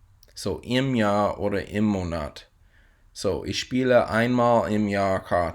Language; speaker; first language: German; non-native, fluent; English